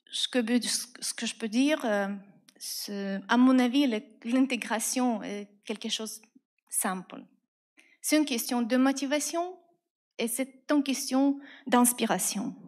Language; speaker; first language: French; non-native, fluent; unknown